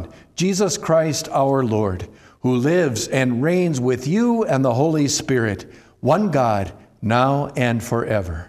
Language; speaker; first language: English; native; English